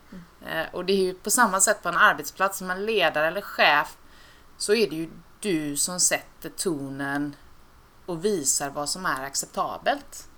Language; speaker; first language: Swedish; native; Swedish